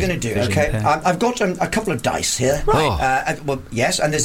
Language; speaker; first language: English; native; English